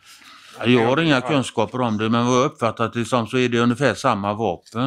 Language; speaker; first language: Swedish; native; Swedish